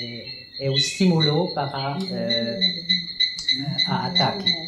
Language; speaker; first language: Portuguese; non-native, learner; French